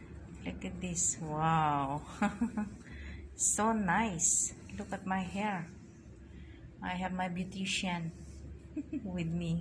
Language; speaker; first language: English; non-native, local second language; Filipino